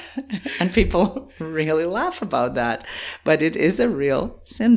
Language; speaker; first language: English; non-native, fluent; Croatian